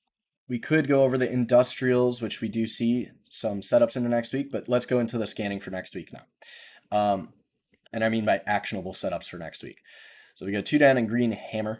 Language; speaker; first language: English; native; English